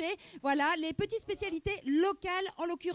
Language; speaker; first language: French; native; French